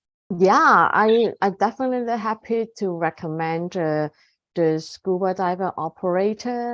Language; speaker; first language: English; non-native, fluent; Cantonese